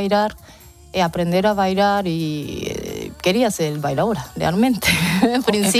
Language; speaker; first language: Spanish; non-native, fluent; Japanese